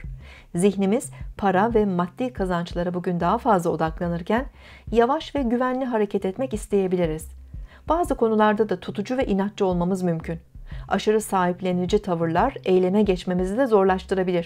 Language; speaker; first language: Turkish; native; Turkish